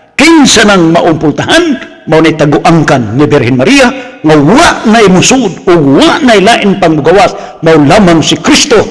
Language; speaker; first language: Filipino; non-native, local second language; Cebuano